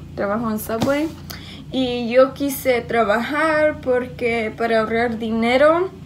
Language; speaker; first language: Spanish; early bilingual, heritage; Spanish